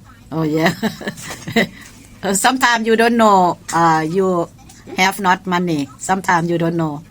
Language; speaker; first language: English; non-native, learner; Thai